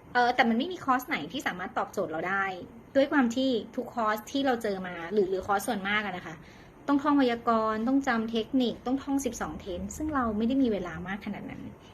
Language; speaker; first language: Thai; native; Thai